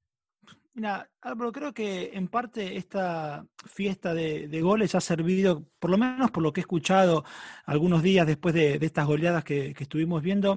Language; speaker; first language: Spanish; native; Spanish